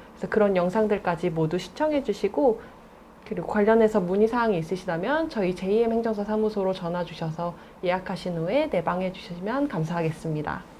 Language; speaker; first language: Korean; native; Korean